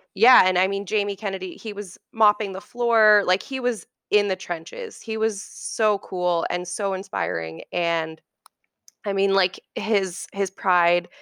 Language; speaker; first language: English; native; English